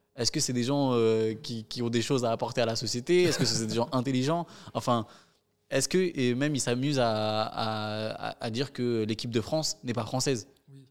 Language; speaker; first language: French; native; French